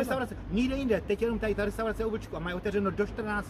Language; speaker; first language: Czech; native; Czech